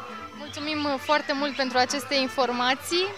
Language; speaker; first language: Romanian; native; Romanian